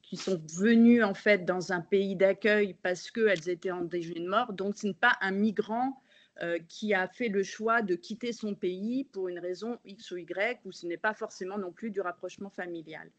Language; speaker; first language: French; native; French